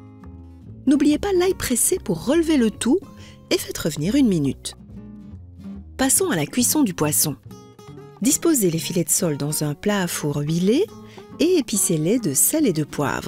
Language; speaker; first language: French; native; French